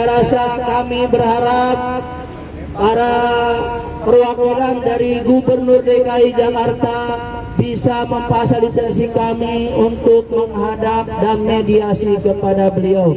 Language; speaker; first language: Indonesian; native; Indonesian